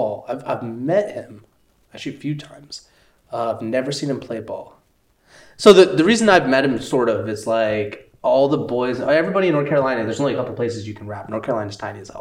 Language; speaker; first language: English; native; English